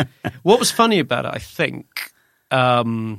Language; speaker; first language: English; native; English